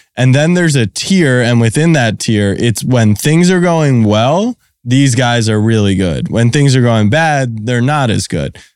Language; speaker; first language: English; native; English